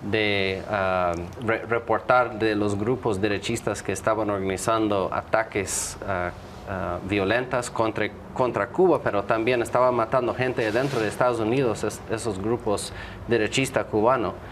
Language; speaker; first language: Spanish; non-native, fluent; English